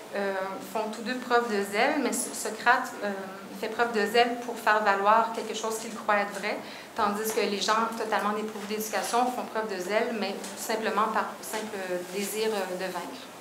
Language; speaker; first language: French; native; French